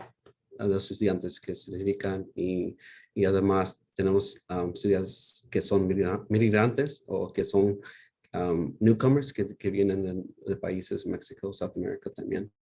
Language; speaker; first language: Spanish; early bilingual, heritage; Spanish